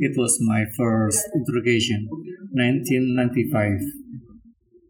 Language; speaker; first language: English; non-native, learner; Indonesian